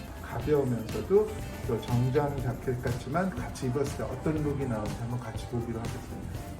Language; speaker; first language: Korean; native; Korean